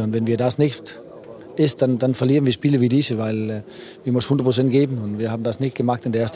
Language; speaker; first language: German; non-native, learner; Danish